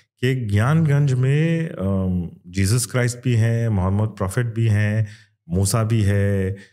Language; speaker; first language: Hindi; non-native, local second language; Kannada